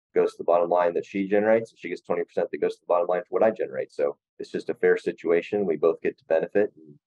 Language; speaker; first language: English; native; English